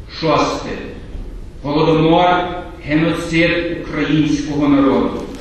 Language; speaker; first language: Ukrainian; early bilingual, heritage; Ukrainian